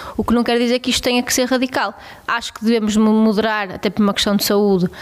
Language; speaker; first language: Portuguese; native; Portuguese